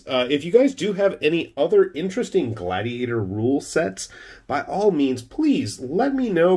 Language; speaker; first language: English; native; English